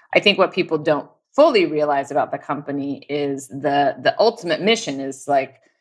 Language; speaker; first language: English; native; English